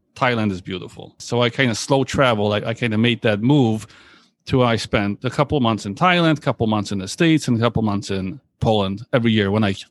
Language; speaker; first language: English; early bilingual, other home language; Polish